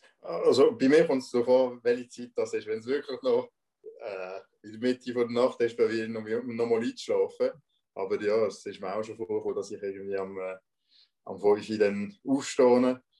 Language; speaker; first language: German; non-native, local second language; French